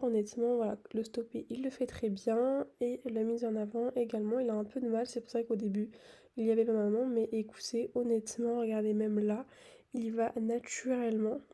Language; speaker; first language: French; native; French